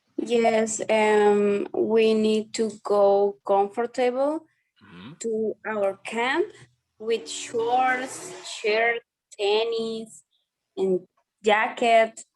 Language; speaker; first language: English; non-native, learner; Spanish